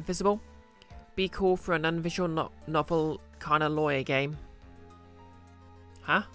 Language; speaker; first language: English; native; English